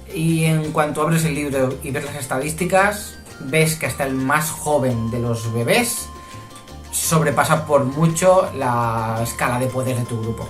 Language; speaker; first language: Spanish; native; Spanish